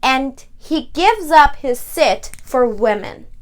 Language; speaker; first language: English; non-native, fluent; Persian